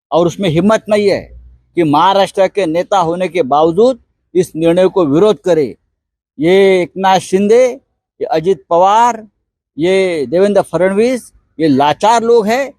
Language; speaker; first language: Hindi; non-native, local second language; Marathi